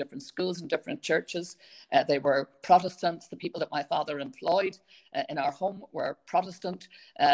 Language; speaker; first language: English; native; English